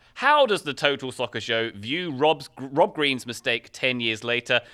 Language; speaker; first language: English; native; English